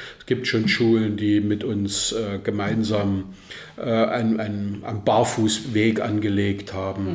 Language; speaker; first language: German; native; German